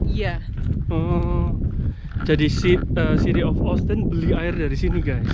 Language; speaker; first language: Indonesian; native; Indonesian